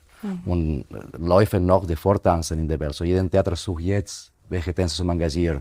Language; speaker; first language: German; non-native, fluent; Spanish